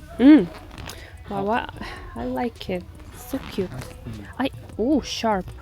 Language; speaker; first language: English; non-native, learner; Ukrainian